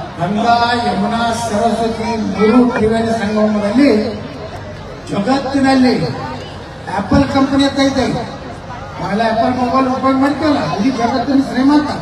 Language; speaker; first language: Kannada; native; Kannada